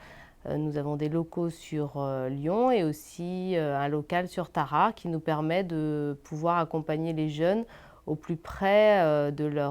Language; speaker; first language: French; native; French